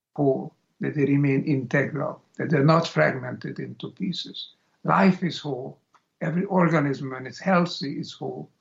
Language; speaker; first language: English; non-native, fluent; Hungarian